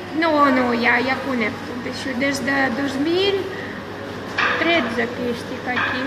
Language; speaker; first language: Catalan; non-native, fluent; Russian